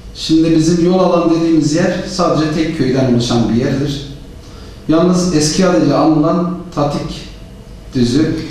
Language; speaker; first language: Turkish; non-native, local second language; Kurdish